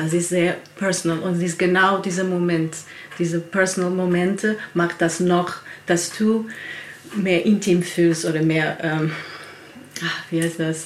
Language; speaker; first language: German; non-native, learner; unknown